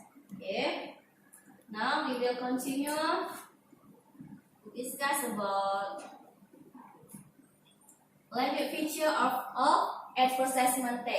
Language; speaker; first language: English; non-native, learner; Indonesian